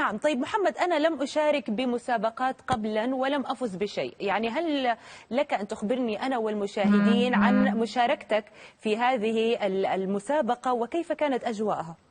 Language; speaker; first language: Arabic; native; Arabic